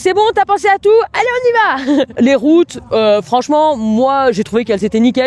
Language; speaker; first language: French; native; French